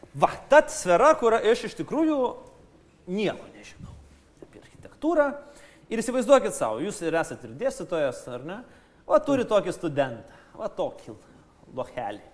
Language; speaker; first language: Lithuanian; native; Lithuanian